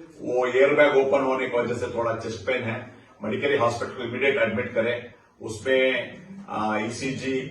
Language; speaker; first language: Urdu; native; Urdu